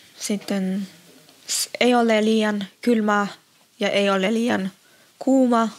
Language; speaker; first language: Finnish; non-native, learner; Uzbek